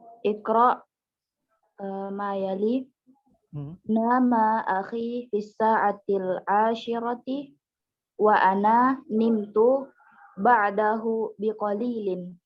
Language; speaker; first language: Arabic; non-native, learner; Indonesian